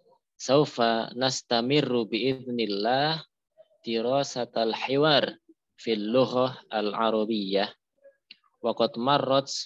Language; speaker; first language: Arabic; non-native, fluent; Indonesian